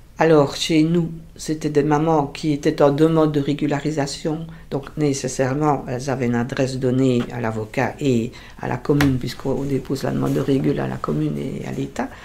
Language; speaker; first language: French; native; French